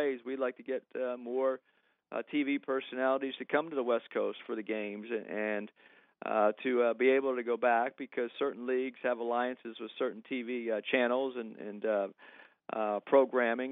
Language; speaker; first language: English; native; English